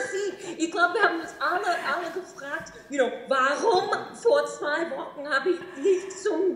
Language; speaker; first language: German; non-native, fluent; English